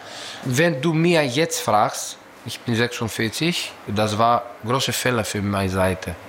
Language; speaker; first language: German; non-native, fluent; Greek